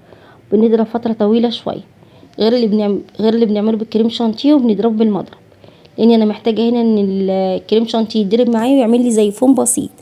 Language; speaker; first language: Arabic; native; Arabic